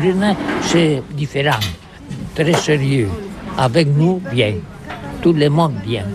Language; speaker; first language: French; non-native, learner; Catalan